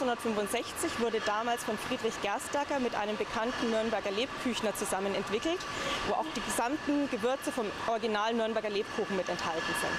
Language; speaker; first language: German; native; German